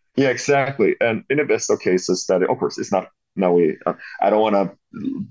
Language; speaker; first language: English; non-native, fluent; Swedish